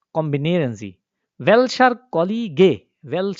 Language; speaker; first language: German; non-native, fluent; Bangla